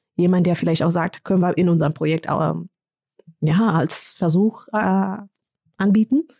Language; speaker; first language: German; non-native, fluent; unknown